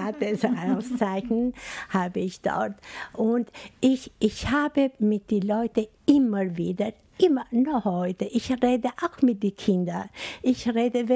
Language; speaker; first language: German; non-native, learner; Albanian